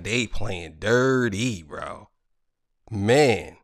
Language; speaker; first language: English; native; English